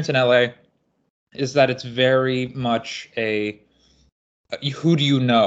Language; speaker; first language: English; native; English